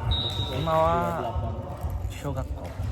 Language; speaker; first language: Japanese; non-native, learner; Indonesian